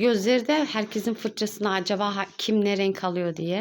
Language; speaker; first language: Turkish; native; Turkish